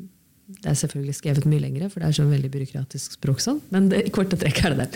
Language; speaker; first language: Norwegian; native; Norwegian